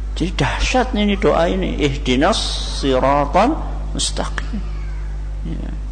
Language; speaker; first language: Malay; non-native, local second language; Javanese